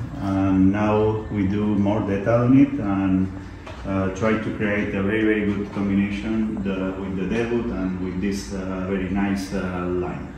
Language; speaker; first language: English; non-native, learner; Spanish